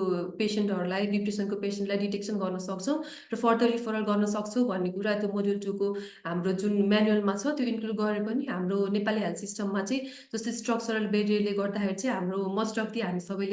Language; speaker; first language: Nepali; native; Nepali